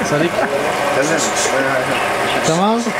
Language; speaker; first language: Arabic; non-native, learner; Czech